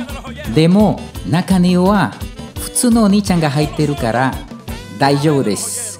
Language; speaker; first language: Japanese; non-native, fluent; Spanish